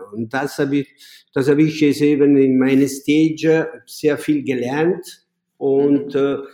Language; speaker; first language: German; non-native, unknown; Italian